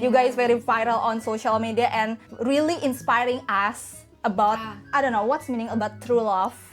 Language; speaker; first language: English; non-native, learner; Indonesian